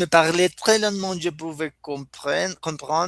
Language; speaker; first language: French; non-native, fluent; Spanish